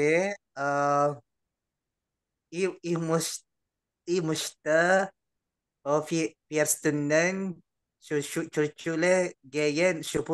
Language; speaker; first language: German; non-native, learner; Indonesian